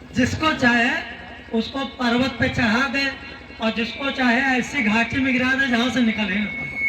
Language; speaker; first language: Hindi; native; Hindi